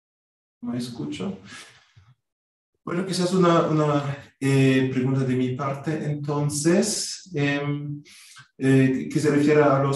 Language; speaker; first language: Spanish; non-native, fluent; German